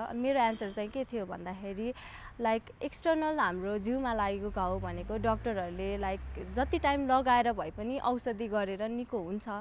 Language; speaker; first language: Nepali; native; Nepali